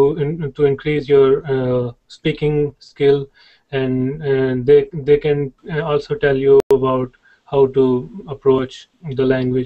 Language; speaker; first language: English; non-native, learner; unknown